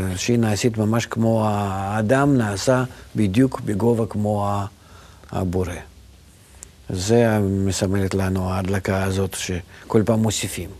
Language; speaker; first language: Hebrew; non-native, fluent; Russian